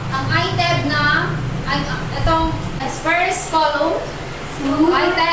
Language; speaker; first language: Filipino; native; Filipino